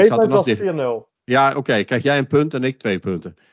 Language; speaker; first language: Dutch; native; Dutch